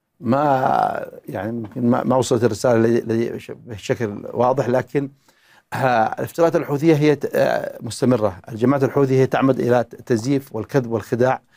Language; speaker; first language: Arabic; native; Arabic